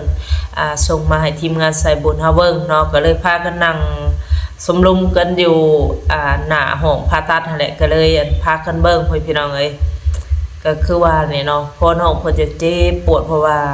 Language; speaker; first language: Thai; non-native, local second language; Lao